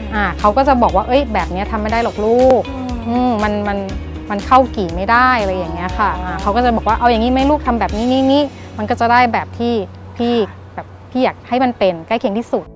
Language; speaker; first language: Thai; native; Thai